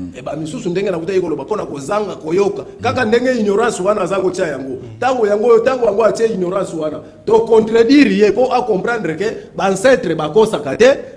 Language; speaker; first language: Lingala; non-native, local second language; Kongo